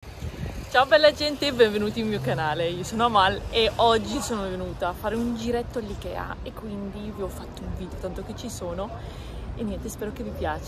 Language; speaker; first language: Italian; non-native, fluent; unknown